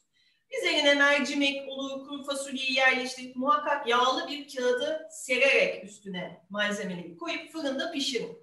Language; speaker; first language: Turkish; native; Turkish